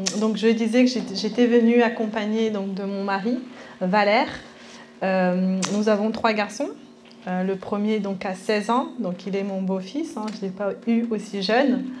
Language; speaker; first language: French; early bilingual, other home language; Spanish